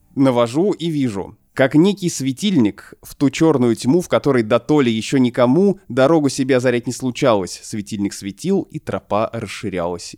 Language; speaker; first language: Russian; native; Russian